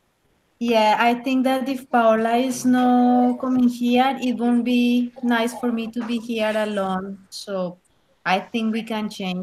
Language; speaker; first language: English; non-native, learner; Spanish